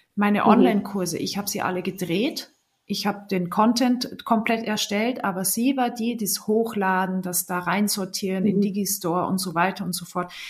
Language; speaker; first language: German; native; German